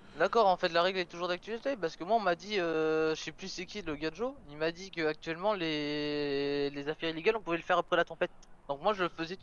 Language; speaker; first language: French; native; French